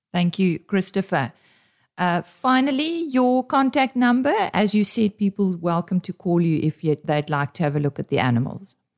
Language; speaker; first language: English; non-native, local second language; Afrikaans